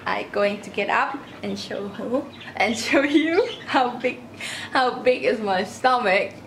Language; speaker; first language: English; non-native, learner; Thai